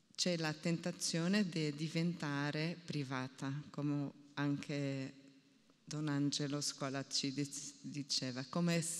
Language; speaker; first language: Italian; non-native, fluent; Portuguese